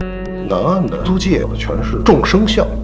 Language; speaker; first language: Chinese; native; Chinese